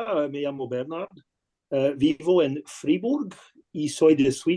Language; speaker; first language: Spanish; non-native, learner; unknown